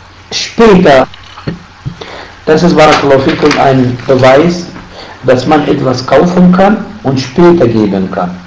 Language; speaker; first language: German; non-native, fluent; Arabic